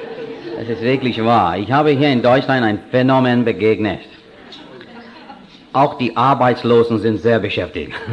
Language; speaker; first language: German; non-native, fluent; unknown